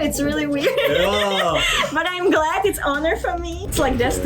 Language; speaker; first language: English; non-native, fluent; Czech